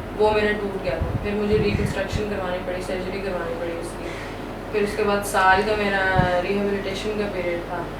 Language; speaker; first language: Urdu; native; Urdu